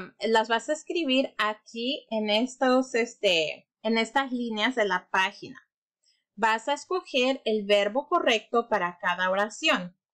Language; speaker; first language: Spanish; early bilingual, heritage; Spanish